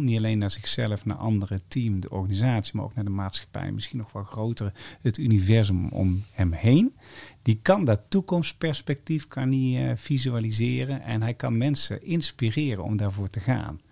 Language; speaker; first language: Dutch; native; Dutch